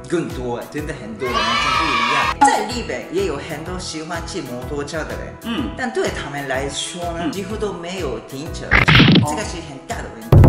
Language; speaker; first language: Chinese; non-native, fluent; Japanese